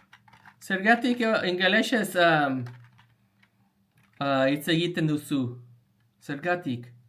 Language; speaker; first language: Basque; non-native, learner; English